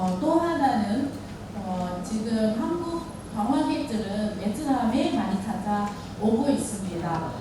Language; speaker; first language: Korean; non-native, fluent; Vietnamese